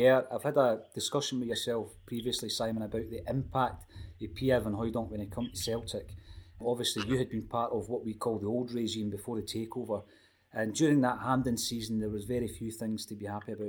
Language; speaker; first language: English; native; English